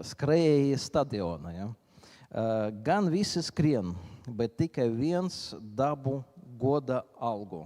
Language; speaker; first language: Latvian; non-native, local second language; Russian